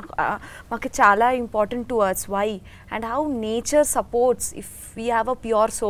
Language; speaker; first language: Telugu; non-native, learner; Bangla